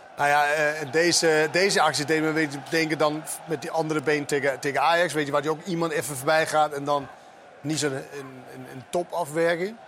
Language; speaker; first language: Dutch; non-native, fluent; Danish